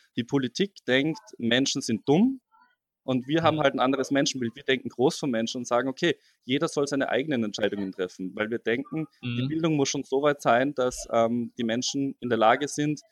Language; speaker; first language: German; native; German